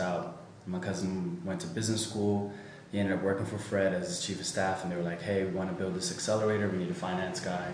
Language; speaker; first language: English; native; English